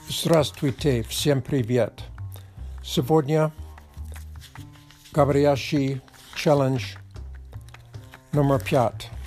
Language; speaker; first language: Russian; non-native, learner; English